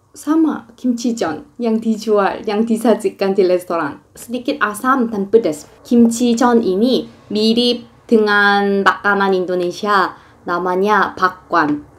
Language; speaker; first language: Indonesian; non-native, fluent; Korean